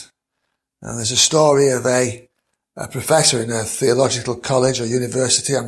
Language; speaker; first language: English; native; English